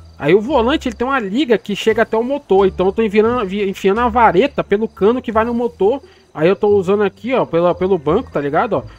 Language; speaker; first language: Portuguese; native; Portuguese